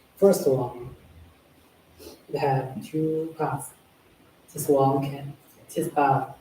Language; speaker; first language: English; non-native, learner; Chinese